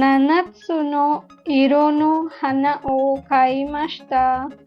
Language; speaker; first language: Japanese; non-native, learner; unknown